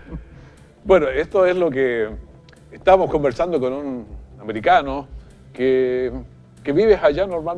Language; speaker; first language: Spanish; native; Spanish